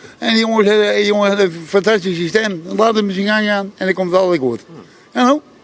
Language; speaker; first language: Dutch; native; Dutch